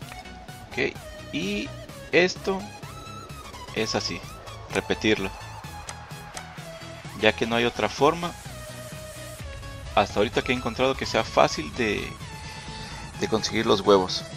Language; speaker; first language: Spanish; native; Spanish